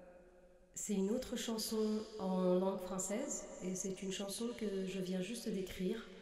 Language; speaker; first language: French; non-native, local second language; Arabic